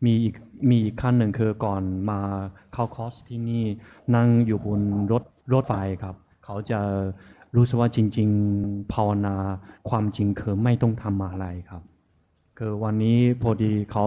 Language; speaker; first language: Thai; non-native, fluent; Chinese